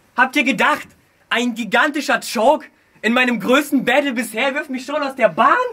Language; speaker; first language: German; early bilingual, other home language; Russian